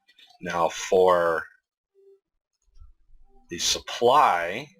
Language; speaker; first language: English; native; English